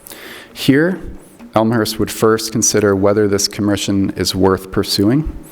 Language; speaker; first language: English; native; English